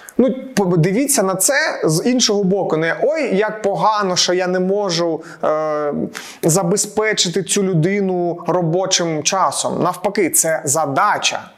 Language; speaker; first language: Ukrainian; non-native, local second language; Russian